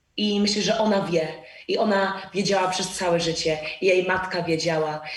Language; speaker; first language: Polish; non-native, learner; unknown